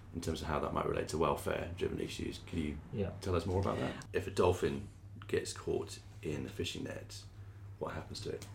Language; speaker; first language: English; native; English